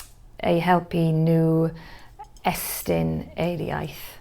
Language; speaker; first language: Welsh; non-native, learner; English